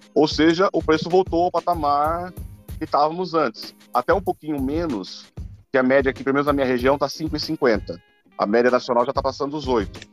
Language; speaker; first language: Portuguese; native; Portuguese